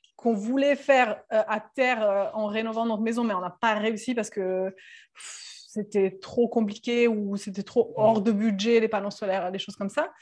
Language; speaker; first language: French; non-native, fluent; Serbian